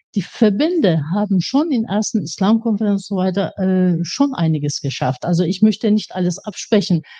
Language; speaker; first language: German; native; German